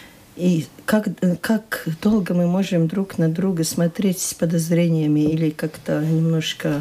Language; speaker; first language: Russian; non-native, local second language; Latvian